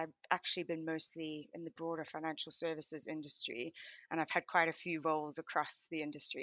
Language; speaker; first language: English; native; English